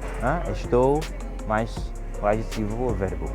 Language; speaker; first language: Portuguese; non-native, fluent; Haitian Creole